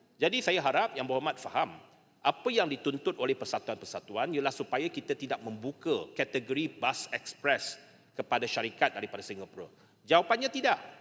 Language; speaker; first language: Malay; native; Malay